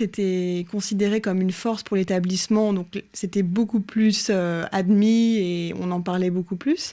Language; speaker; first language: French; native; French